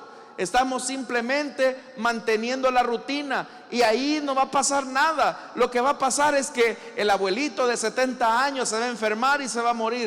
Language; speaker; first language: Spanish; native; Spanish